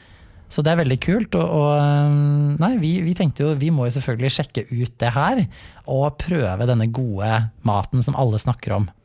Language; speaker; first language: Norwegian; native; Norwegian